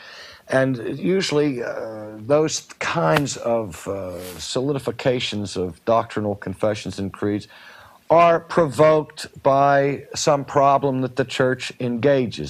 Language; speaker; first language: English; native; English